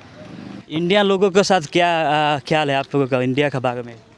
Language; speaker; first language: Hindi; non-native, fluent; Bangla